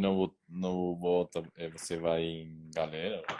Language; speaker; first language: Portuguese; non-native, learner; Spanish